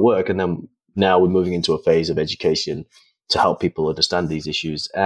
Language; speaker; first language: English; native; English